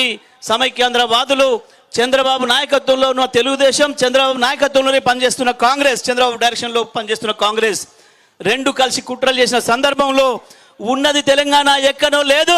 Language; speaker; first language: Telugu; native; Telugu